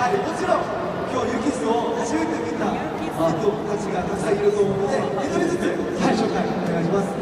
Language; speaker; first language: Japanese; non-native, fluent; Korean